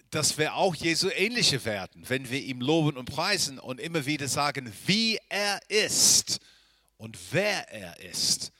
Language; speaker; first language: German; non-native, fluent; English